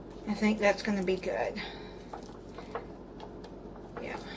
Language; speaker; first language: English; native; English